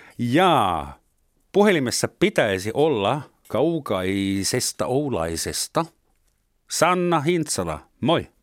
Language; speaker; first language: Finnish; non-native, fluent; German